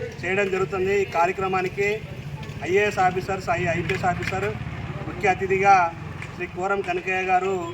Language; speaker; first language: Telugu; non-native, local second language; Lambadi